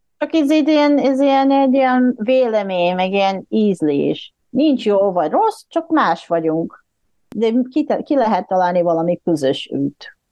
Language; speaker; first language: Hungarian; non-native, fluent; Japanese